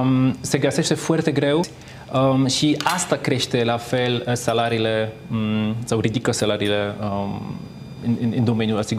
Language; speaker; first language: Romanian; non-native, fluent; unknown